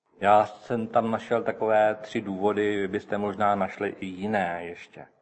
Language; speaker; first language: Czech; native; Czech